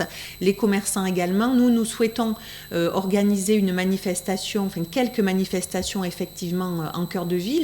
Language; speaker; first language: French; native; French